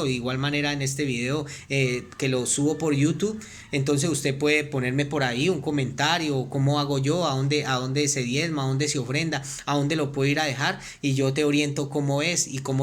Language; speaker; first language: Spanish; native; Spanish